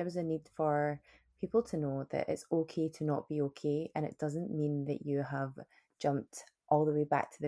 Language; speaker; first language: English; native; English